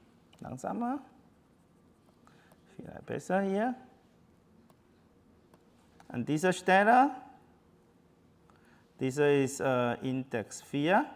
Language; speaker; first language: German; non-native, learner; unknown